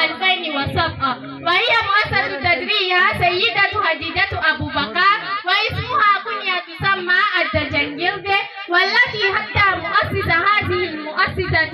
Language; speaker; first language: Arabic; non-native, learner; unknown